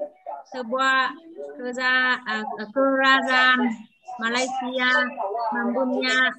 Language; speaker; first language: Indonesian; non-native, learner; Vietnamese